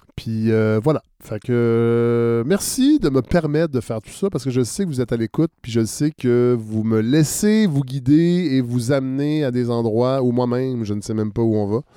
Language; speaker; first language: French; native; French